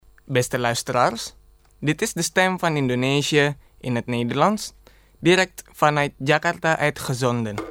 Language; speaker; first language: Dutch; non-native, fluent; Indonesian